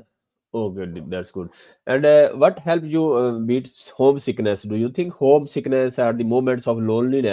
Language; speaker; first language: English; non-native, local second language; Urdu